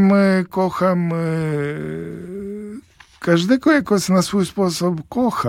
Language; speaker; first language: Polish; non-native, learner; Ukrainian